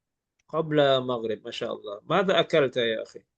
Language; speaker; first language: Arabic; non-native, fluent; Malay